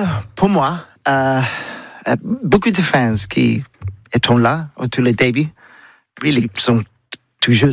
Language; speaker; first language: French; non-native, learner; English